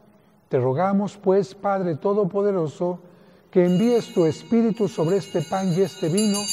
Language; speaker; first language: Spanish; native; Spanish